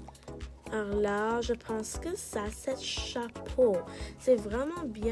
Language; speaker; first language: French; non-native, learner; English